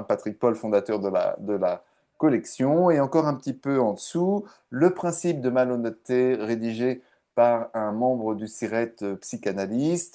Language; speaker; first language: French; native; French